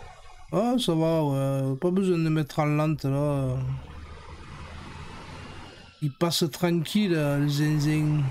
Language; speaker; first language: French; native; French